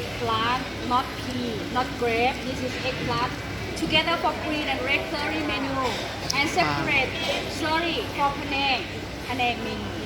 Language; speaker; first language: English; non-native, learner; Thai